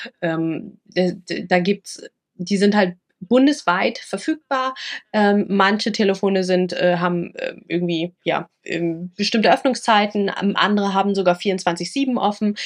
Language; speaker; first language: German; early bilingual, other home language; Vietnamese